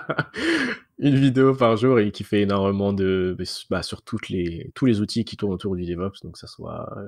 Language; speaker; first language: French; native; French